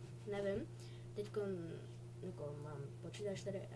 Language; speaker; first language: Czech; early bilingual, other home language; Ukrainian